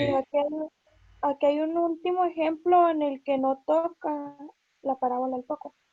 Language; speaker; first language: Spanish; native; Spanish